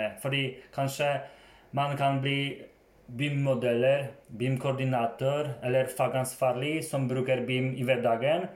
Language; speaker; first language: Norwegian; non-native, fluent; Polish